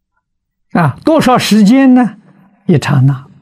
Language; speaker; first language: Chinese; native; Chinese